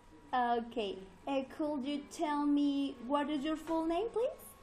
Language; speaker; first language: English; non-native, learner; Spanish